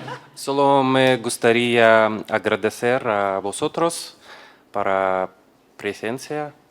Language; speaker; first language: Spanish; non-native, learner; Russian